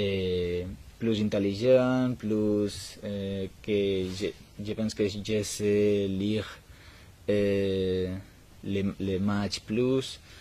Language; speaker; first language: French; non-native, learner; Spanish